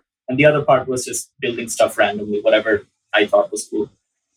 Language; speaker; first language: English; non-native, local second language; Bangla